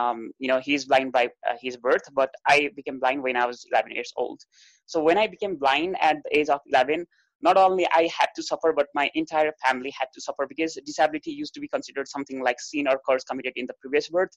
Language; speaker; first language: English; non-native, local second language; Nepali